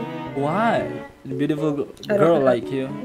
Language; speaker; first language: English; non-native, learner; Indonesian